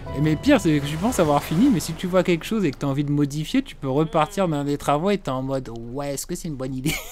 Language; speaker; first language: French; native; French